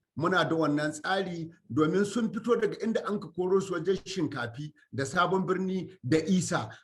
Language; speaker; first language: Hausa; native; Hausa